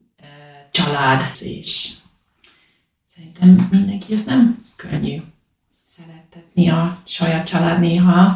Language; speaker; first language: Hungarian; non-native, learner; English